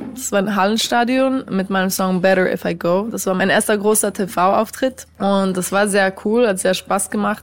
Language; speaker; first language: German; native; German